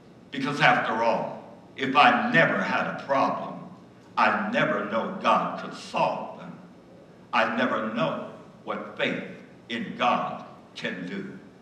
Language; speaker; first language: English; native; English